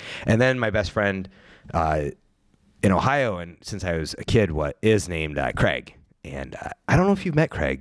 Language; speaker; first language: English; native; English